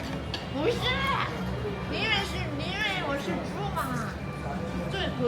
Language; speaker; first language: Chinese; non-native, fluent; Korean